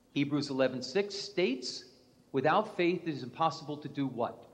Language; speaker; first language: English; native; English